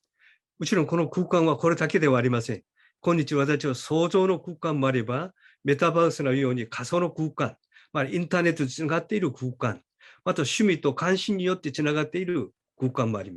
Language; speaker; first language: Japanese; non-native, fluent; Korean